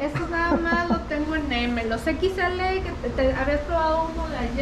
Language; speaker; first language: Spanish; native; Spanish